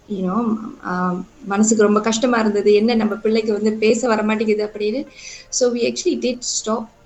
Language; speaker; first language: Tamil; native; Tamil